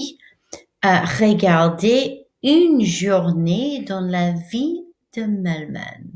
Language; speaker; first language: French; non-native, fluent; English